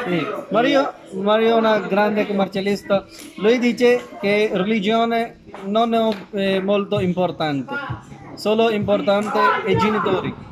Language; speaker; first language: Italian; non-native, learner; Urdu